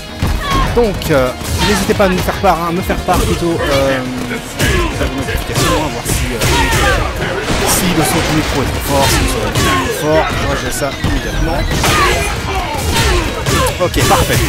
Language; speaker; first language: French; native; French